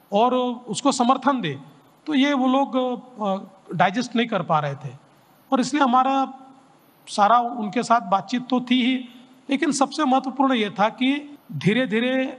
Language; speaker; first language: Hindi; non-native, local second language; Marathi